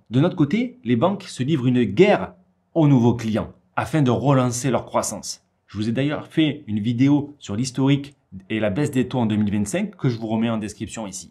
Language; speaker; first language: French; native; French